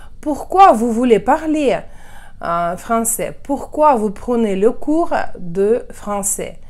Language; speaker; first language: French; non-native, fluent; Russian